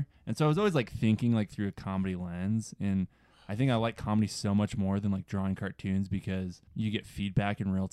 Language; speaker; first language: English; native; English